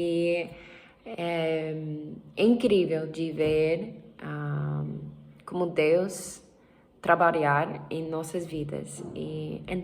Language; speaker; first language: Portuguese; non-native, learner; English